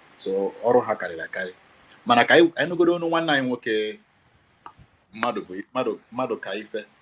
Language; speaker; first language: Igbo; native; Igbo